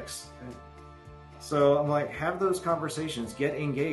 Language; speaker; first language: English; native; English